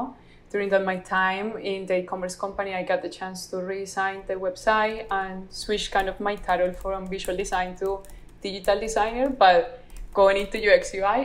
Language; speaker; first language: English; non-native, fluent; Spanish